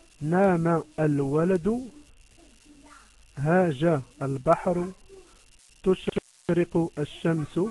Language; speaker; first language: Arabic; non-native, learner; Dutch